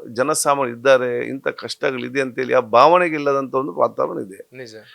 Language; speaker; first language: Kannada; non-native, local second language; Badaga